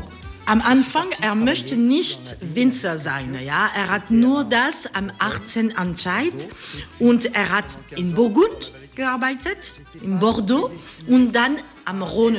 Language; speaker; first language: German; non-native, learner; French